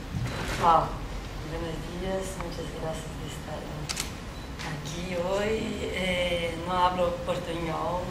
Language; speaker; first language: Spanish; non-native, learner; Portuguese